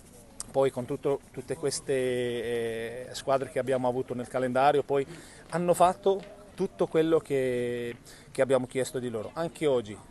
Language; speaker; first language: Italian; non-native, fluent; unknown